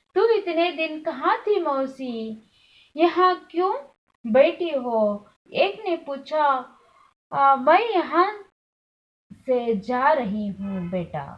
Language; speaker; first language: Hindi; non-native, local second language; Kannada